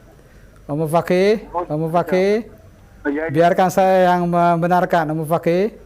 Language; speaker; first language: Indonesian; native; Indonesian